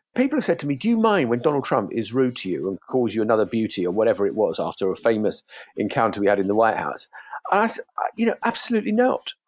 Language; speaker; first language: English; native; English